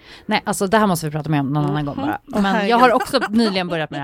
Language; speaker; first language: Swedish; native; Swedish